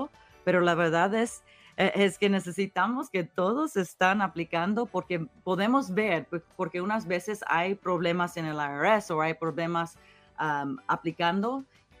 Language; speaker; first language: Spanish; early bilingual, heritage; English